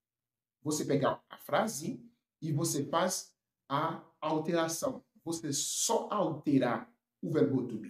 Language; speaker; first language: Portuguese; non-native, fluent; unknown